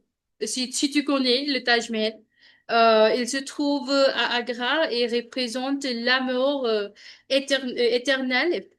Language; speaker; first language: French; non-native, learner; Hindi